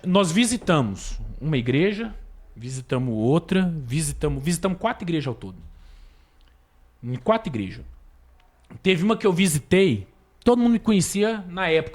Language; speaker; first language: Portuguese; native; Portuguese